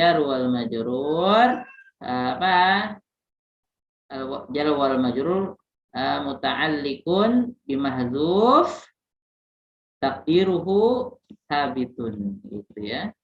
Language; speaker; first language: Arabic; non-native, fluent; Indonesian